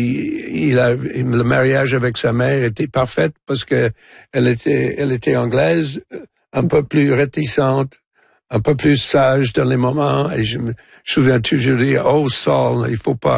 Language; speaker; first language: French; non-native, local second language; English